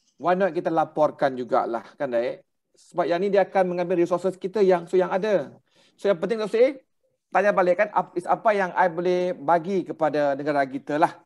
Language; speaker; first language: Malay; non-native, local second language; Thai